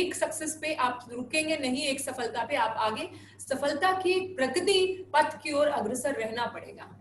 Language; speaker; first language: Hindi; native; Hindi